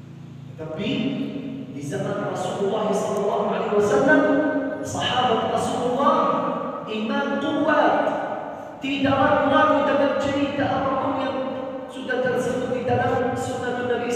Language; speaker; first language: Indonesian; non-native, learner; Arabic